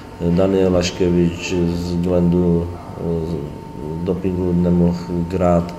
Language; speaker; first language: Polish; non-native, learner; Slovak